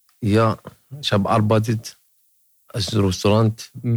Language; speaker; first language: German; non-native, learner; Arabic